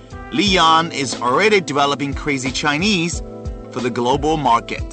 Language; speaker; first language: English; non-native, fluent; Chinese